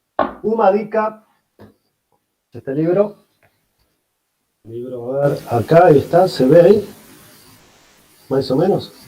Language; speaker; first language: Spanish; non-native, learner; Portuguese